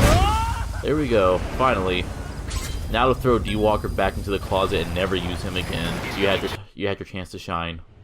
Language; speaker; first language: English; native; English